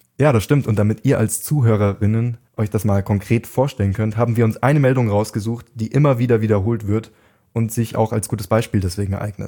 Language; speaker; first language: German; native; German